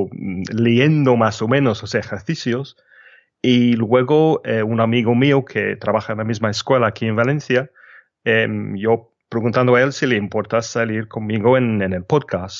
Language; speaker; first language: Spanish; non-native, fluent; English